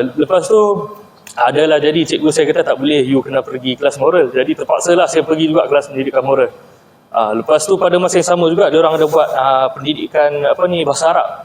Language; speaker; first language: Malay; native; Malay